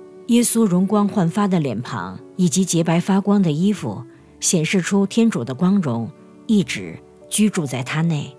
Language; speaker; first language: Chinese; native; Chinese